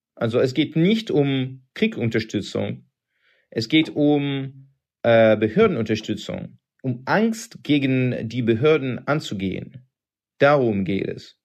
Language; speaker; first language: German; non-native, fluent; Russian